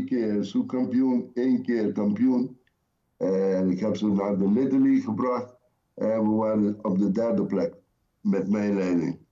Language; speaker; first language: Dutch; non-native, local second language; Papiamento